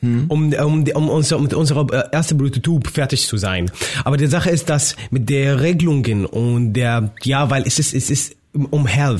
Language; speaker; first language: German; non-native, learner; Arabic